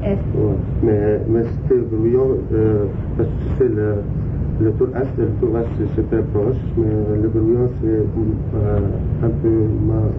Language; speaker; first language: French; non-native, learner; Arabic